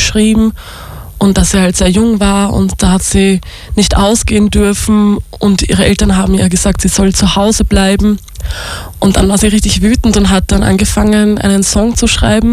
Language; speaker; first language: German; native; German